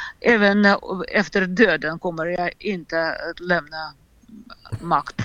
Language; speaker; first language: Swedish; non-native, fluent; Russian